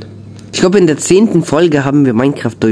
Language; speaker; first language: German; early bilingual, other home language; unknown